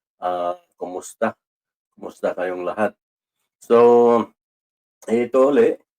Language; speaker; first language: Filipino; non-native, local second language; Cebuano